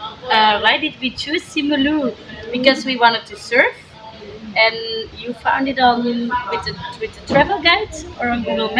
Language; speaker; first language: English; non-native, fluent; Dutch